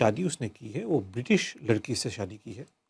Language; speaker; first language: Hindi; early bilingual, heritage; Hindi